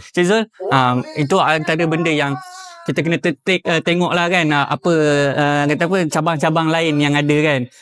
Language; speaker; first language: Malay; native; Malay